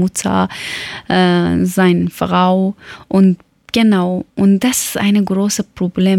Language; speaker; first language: German; non-native, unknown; Persian